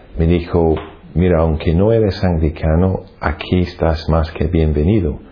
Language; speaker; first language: Spanish; non-native, fluent; English